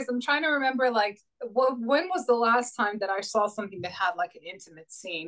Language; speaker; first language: English; non-native, fluent; Croatian